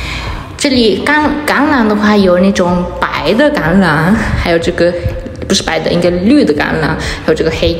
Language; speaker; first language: Chinese; early bilingual, heritage; Chinese